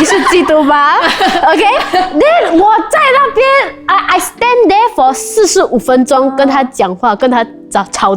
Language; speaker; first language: Chinese; non-native, local second language; English